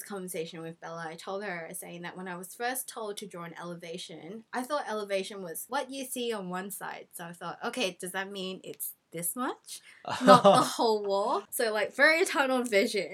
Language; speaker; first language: English; non-native, local second language; Cantonese